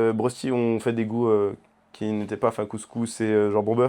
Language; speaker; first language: French; native; French